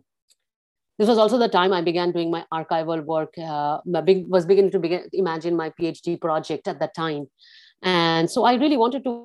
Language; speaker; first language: English; non-native, local second language; Bangla